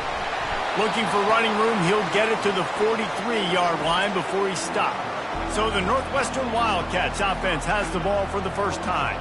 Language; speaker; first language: English; native; English